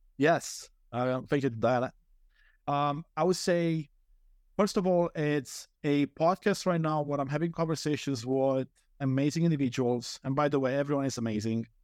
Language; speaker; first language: English; non-native, fluent; Romanian